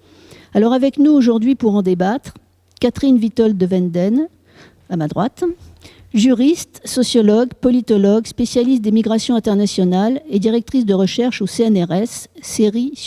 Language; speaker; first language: French; native; French